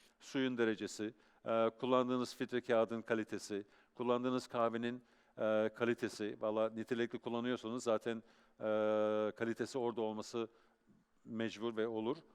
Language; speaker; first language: Turkish; early bilingual, heritage; Turkish